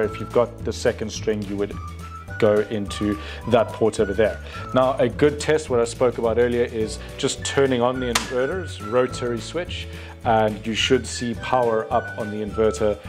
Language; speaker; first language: English; native; English